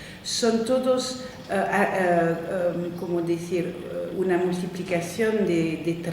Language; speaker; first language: Spanish; non-native, fluent; French